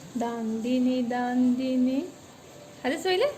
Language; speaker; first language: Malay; non-native, learner; Turkish